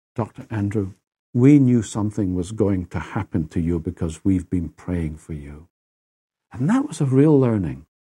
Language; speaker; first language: English; native; English